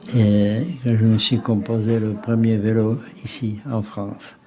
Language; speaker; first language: French; non-native, fluent; Czech